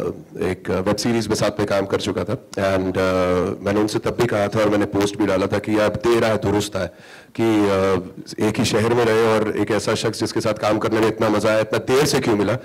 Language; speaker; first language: Hindi; native; Hindi